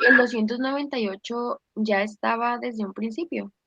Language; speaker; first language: Spanish; native; Spanish